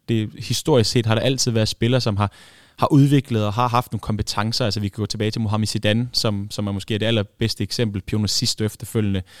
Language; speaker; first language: Danish; early bilingual, other home language; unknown